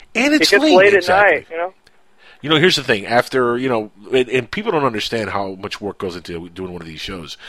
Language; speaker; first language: English; non-native, fluent; Spanish